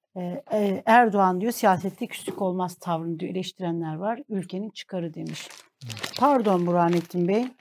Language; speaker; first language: Turkish; native; Turkish